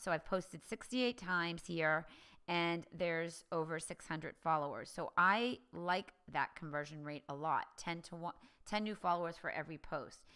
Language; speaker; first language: English; native; English